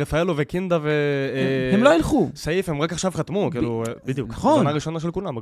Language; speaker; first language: Hebrew; native; Hebrew